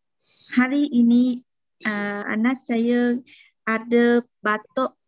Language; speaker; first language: Indonesian; non-native, learner; Vietnamese